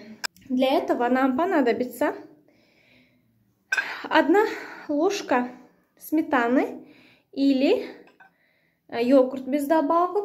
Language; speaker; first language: Russian; non-native, local second language; Uzbek